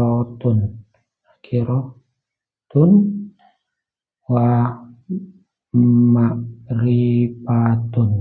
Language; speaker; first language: Arabic; non-native, fluent; Indonesian